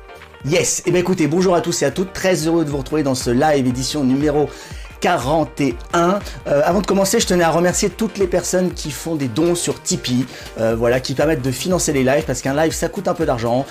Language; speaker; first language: French; native; French